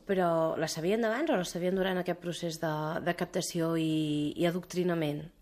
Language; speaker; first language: Catalan; early bilingual, other home language; Arabic